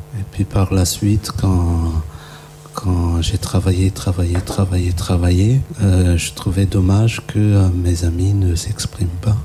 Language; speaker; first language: French; non-native, local second language; Malagasy